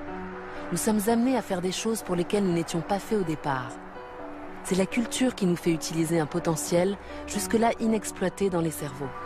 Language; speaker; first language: French; native; French